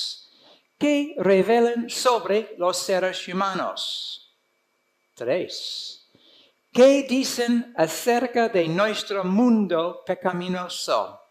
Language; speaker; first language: Spanish; non-native, fluent; English